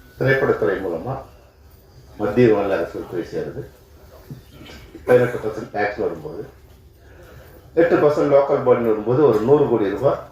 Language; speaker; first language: Tamil; native; Tamil